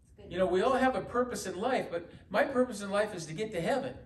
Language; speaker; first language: English; native; English